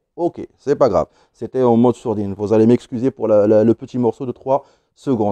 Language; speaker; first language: French; non-native, local second language; Arabic